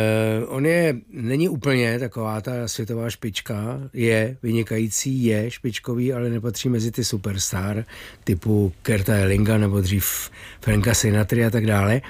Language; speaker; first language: Czech; native; Czech